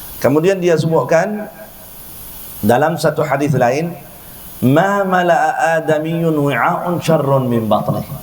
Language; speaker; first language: Malay; non-native, fluent; Arabic